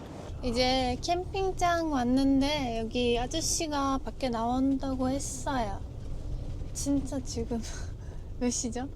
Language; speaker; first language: Korean; non-native, fluent; Turkish